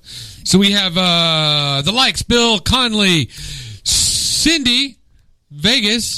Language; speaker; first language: English; native; English